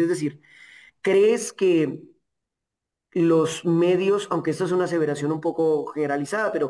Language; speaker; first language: Spanish; native; Spanish